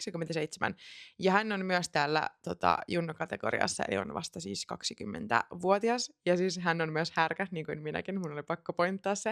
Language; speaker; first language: Finnish; native; Finnish